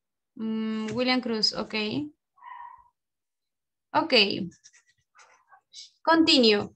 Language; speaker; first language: English; non-native, learner; Spanish